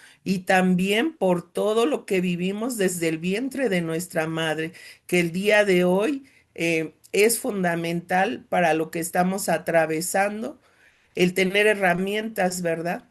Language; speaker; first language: Spanish; native; Spanish